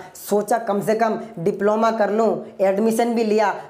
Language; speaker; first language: Hindi; non-native, local second language; Gujarati